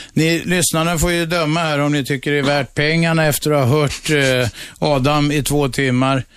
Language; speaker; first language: Swedish; native; Swedish